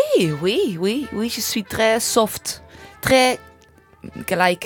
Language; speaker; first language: French; non-native, learner; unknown